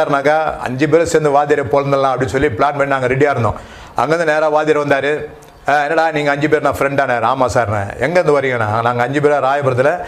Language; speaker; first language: Tamil; native; Tamil